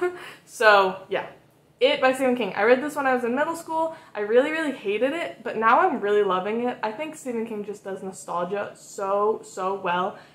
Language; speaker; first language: English; native; English